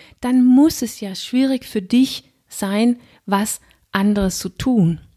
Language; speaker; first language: German; non-native, fluent; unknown